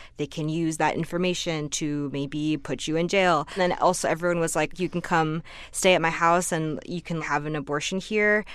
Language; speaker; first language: English; native; English